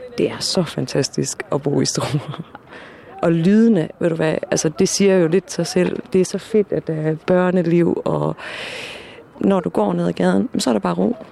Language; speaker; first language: Danish; native; Danish